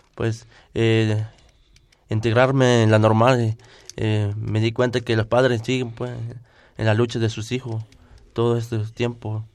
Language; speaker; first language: Spanish; non-native, local second language; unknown